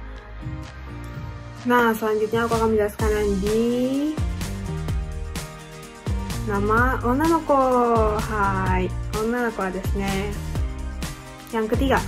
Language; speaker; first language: Indonesian; non-native, fluent; Japanese